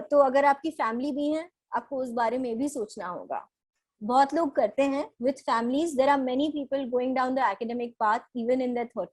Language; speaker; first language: Hindi; native; Hindi